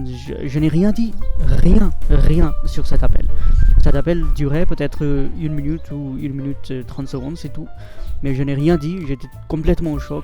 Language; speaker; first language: French; non-native, fluent; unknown